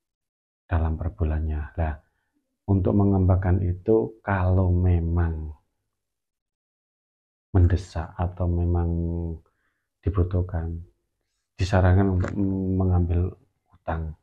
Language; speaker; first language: Indonesian; native; Indonesian